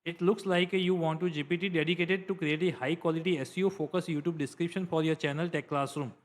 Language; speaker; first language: English; non-native, local second language; Gujarati